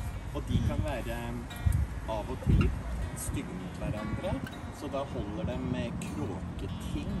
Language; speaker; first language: Norwegian; native; Norwegian